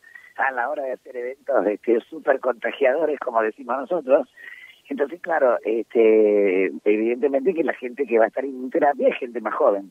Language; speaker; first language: Spanish; native; Spanish